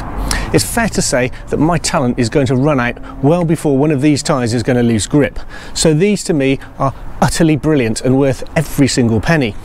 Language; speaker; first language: English; native; English